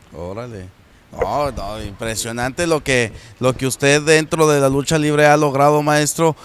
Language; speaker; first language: Spanish; native; Spanish